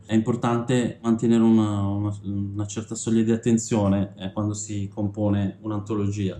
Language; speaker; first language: Italian; early bilingual, other home language; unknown